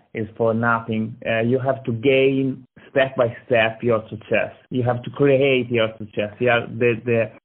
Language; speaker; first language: English; non-native, learner; Italian